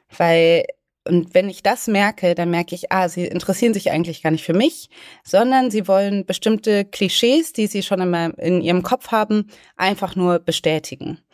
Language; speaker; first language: German; native; German